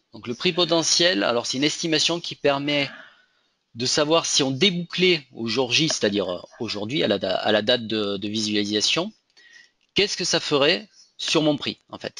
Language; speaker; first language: French; native; French